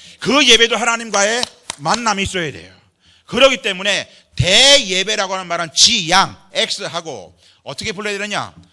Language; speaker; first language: Korean; native; Korean